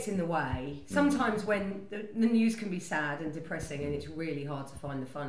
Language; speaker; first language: English; native; English